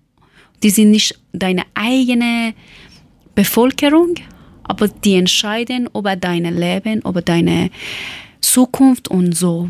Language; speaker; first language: German; non-native, learner; Persian